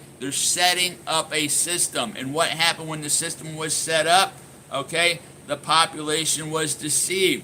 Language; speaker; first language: English; native; English